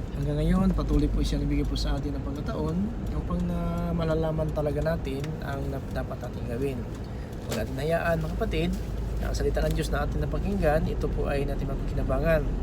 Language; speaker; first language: Filipino; non-native, local second language; Cebuano